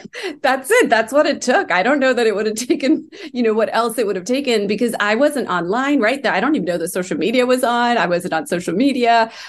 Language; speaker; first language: English; early bilingual, other home language; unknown